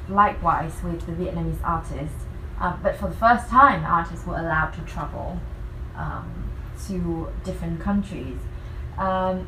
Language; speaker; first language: English; non-native, fluent; Vietnamese